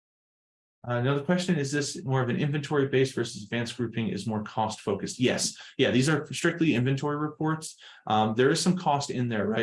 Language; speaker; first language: English; native; English